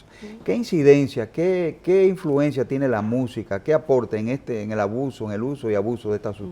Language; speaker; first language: Spanish; native; Spanish